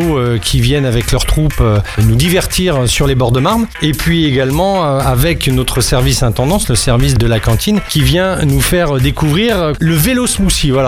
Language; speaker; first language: French; native; French